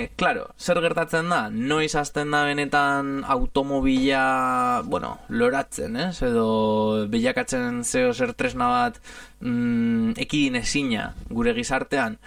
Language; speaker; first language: Basque; non-native, fluent; Italian